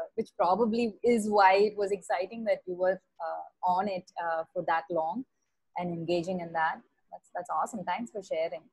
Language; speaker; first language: English; non-native, local second language; Tamil